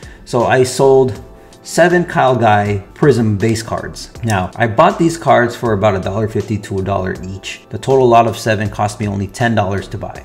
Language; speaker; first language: English; native; English